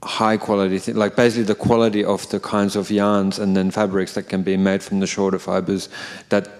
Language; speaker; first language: English; non-native, fluent; Finnish